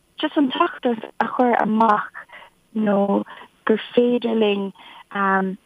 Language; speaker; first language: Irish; non-native, local second language; English